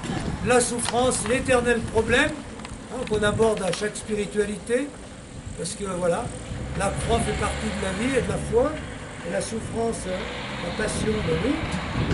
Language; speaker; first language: French; native; French